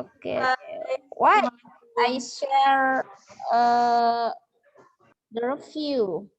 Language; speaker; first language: English; non-native, learner; Indonesian